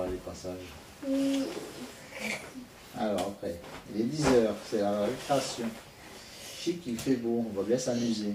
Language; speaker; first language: French; native; French